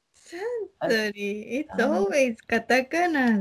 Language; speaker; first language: English; non-native, learner; Japanese